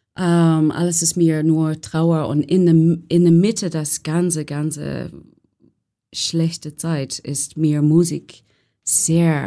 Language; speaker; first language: German; non-native, learner; English